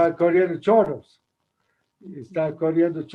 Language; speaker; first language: Spanish; non-native, learner; English